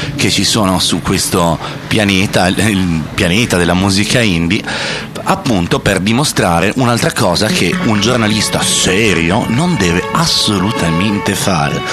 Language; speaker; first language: Italian; native; Italian